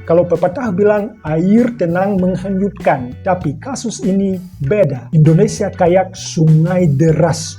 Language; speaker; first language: Indonesian; non-native, fluent; Russian